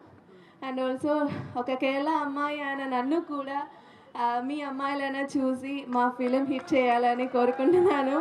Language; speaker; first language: Telugu; non-native, local second language; Malayalam